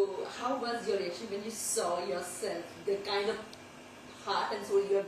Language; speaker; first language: English; non-native, local second language; Hindi